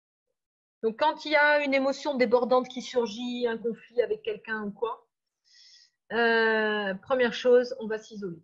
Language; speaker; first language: French; native; French